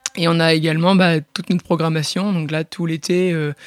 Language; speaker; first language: French; native; French